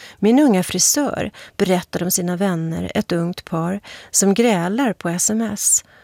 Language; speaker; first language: Swedish; native; Swedish